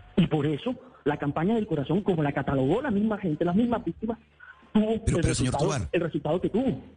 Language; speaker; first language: Spanish; native; Spanish